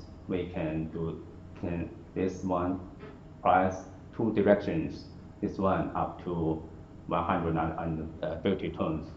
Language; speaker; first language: English; non-native, learner; Chinese